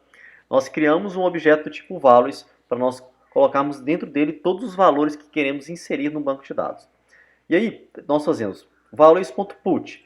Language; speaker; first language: Portuguese; native; Portuguese